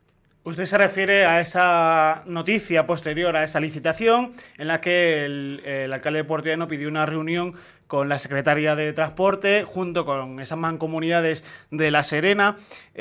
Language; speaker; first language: Spanish; native; Spanish